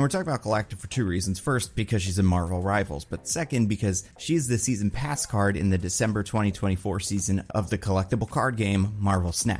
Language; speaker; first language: English; native; English